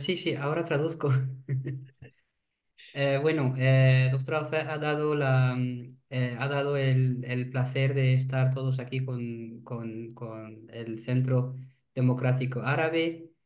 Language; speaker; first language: Spanish; non-native, fluent; Arabic